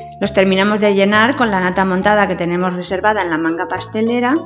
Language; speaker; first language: Spanish; native; Spanish